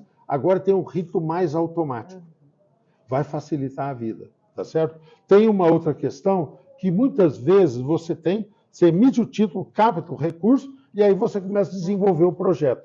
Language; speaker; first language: Portuguese; native; Portuguese